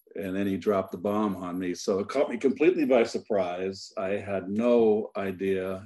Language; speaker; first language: English; native; English